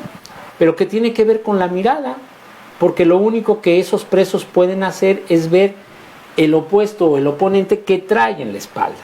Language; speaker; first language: Spanish; native; Spanish